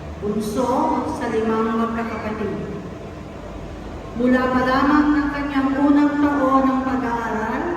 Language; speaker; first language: Filipino; native; Filipino